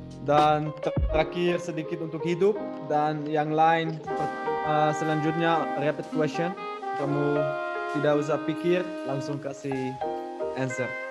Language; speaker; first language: Indonesian; non-native, learner; Dutch